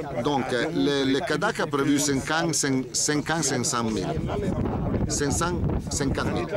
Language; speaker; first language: French; non-native, learner; Italian